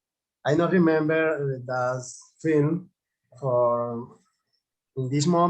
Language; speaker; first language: English; non-native, learner; Spanish